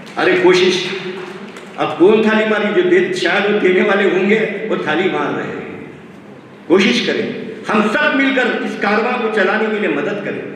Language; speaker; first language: Urdu; native; Urdu